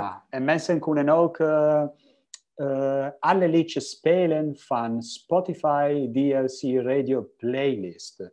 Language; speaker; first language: Dutch; non-native, fluent; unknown